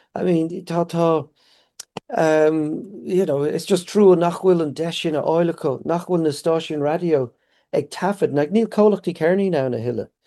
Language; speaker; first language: Irish; native; Irish